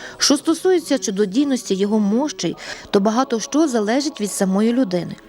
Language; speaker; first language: Ukrainian; native; Ukrainian